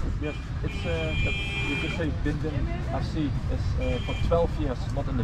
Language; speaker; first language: English; non-native, fluent; Dutch